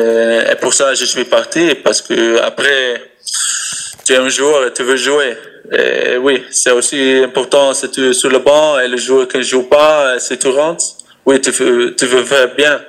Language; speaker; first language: French; non-native, learner; Dutch